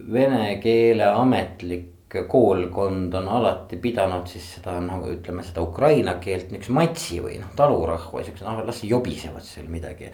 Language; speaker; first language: Estonian; native; Estonian